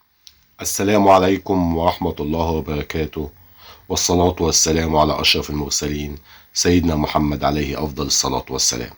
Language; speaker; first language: Arabic; native; Arabic